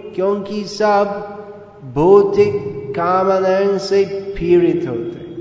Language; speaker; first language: Hindi; non-native, fluent; English